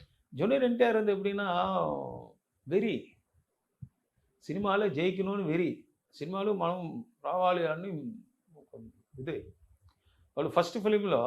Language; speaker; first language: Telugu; non-native, learner; Tamil